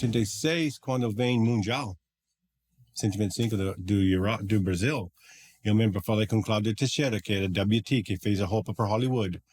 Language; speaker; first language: Portuguese; non-native, learner; English